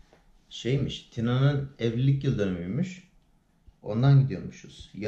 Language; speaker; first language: Turkish; native; Turkish